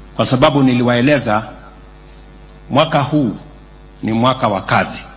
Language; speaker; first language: Swahili; non-native, local second language; Kalenjin